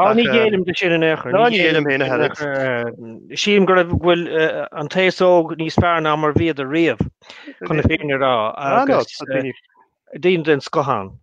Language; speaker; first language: Irish; non-native, local second language; English